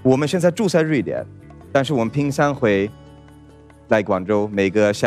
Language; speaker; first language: Chinese; non-native, fluent; Swedish